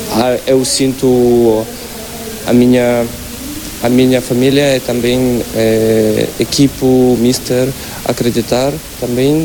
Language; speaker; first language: Portuguese; non-native, learner; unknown